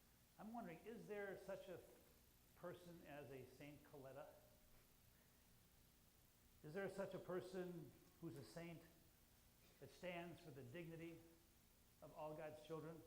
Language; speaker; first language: English; native; English